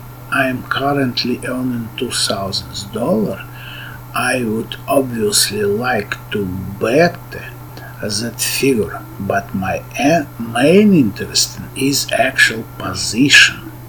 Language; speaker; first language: English; non-native, learner; Russian